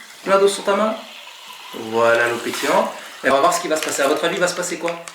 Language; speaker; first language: French; native; French